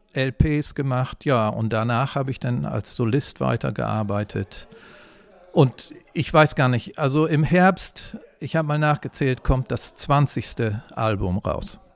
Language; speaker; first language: German; native; German